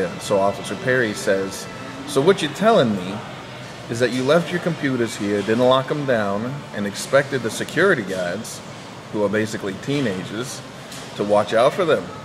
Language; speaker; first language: English; native; English